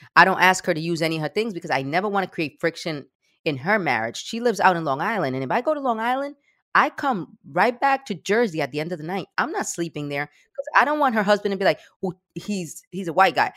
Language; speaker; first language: English; early bilingual, other home language; Spanish